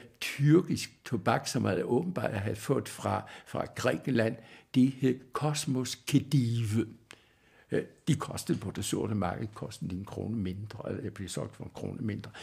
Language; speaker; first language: Danish; early bilingual, heritage; German